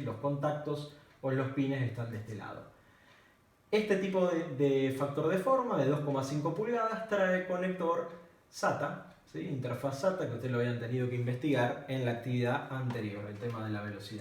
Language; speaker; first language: Spanish; native; Spanish